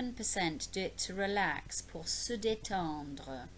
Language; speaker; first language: French; non-native, fluent; English